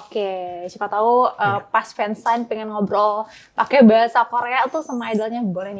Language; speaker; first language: Indonesian; native; Indonesian